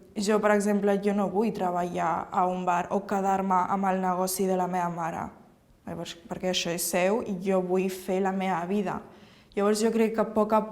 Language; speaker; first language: Catalan; early bilingual, other home language; Chinese